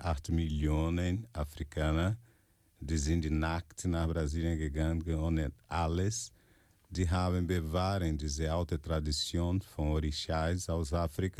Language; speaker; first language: German; non-native, fluent; Portuguese